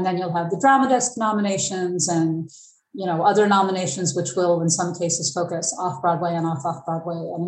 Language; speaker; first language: English; native; English